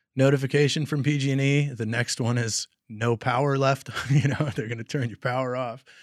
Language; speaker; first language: English; native; English